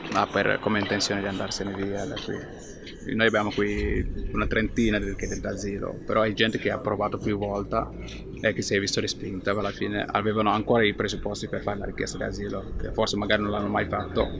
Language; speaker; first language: Italian; non-native, fluent; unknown